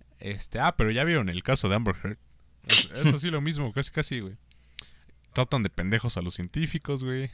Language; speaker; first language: Spanish; native; Spanish